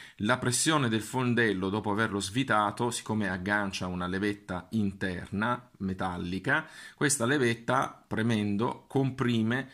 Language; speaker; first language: Italian; native; Italian